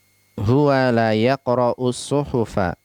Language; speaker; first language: Arabic; non-native, fluent; Indonesian